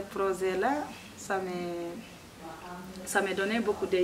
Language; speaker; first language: French; non-native, learner; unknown